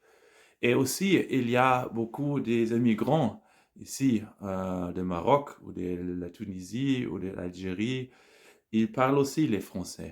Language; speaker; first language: French; non-native, learner; German